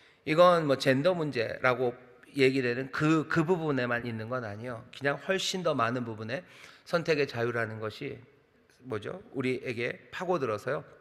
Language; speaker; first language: Korean; native; Korean